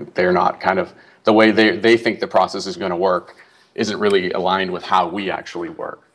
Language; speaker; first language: English; native; English